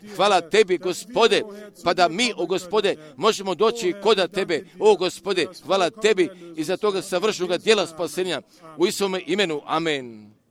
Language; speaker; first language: Croatian; non-native, fluent; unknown